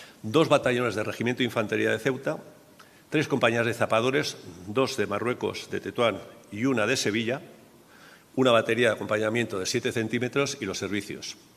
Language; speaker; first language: Spanish; native; Spanish